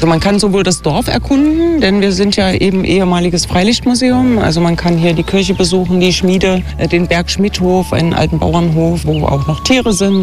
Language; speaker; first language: German; native; German